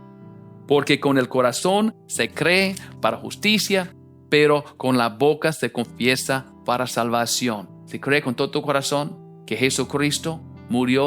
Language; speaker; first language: Spanish; non-native, fluent; English